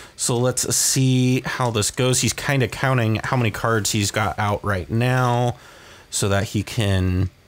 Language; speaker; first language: English; native; English